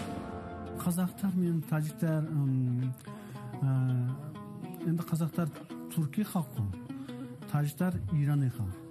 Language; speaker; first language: Kazakh; non-native, learner; Tajik